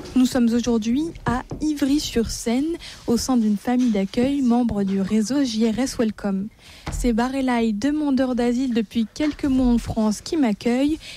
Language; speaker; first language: French; native; French